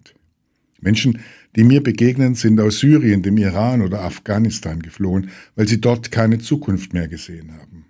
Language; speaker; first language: German; native; German